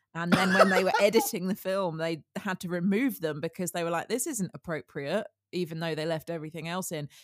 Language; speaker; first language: English; early bilingual, other home language; Italian